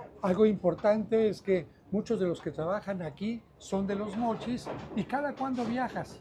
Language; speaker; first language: Spanish; native; Spanish